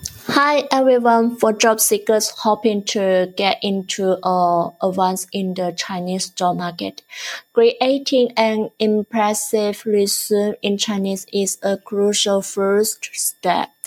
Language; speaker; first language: English; non-native, fluent; Chinese